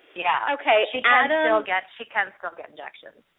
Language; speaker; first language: English; early bilingual, other home language; Hindi